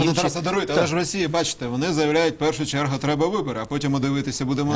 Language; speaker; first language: Ukrainian; native; Ukrainian